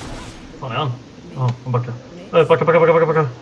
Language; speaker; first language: Swedish; native; Swedish